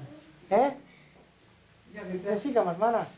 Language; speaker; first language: Greek; native; Greek